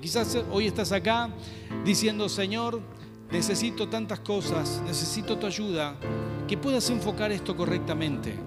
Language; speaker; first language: Spanish; native; Spanish